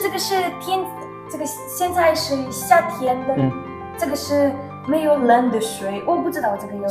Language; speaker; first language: Chinese; non-native, learner; Ukrainian